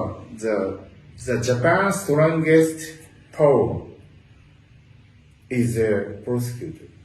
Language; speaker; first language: English; non-native, learner; Japanese